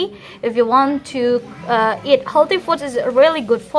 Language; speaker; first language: English; non-native, fluent; Indonesian